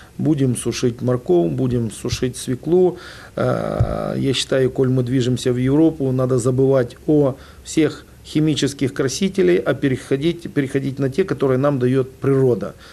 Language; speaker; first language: Russian; native; Russian